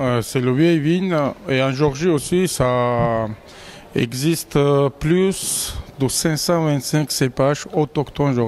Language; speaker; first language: French; non-native, learner; Georgian